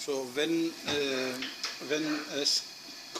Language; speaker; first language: German; non-native, learner; Greek